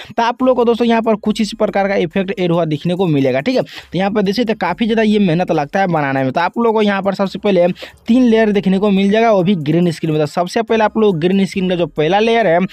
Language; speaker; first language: Hindi; native; Hindi